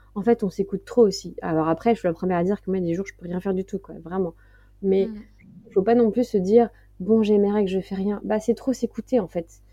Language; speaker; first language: French; native; French